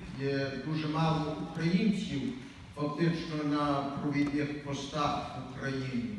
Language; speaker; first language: Ukrainian; native; Ukrainian